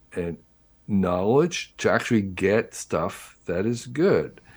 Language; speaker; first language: English; native; English